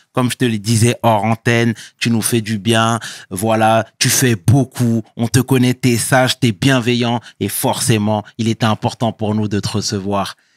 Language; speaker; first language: French; native; French